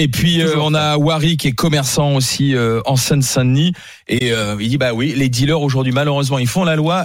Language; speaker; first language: French; native; French